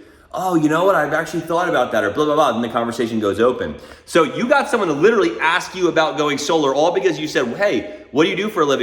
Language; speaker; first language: English; native; English